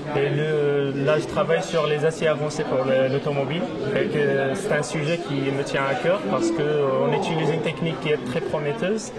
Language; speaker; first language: French; non-native, local second language; Arabic